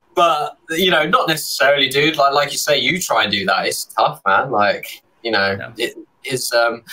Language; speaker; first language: English; native; English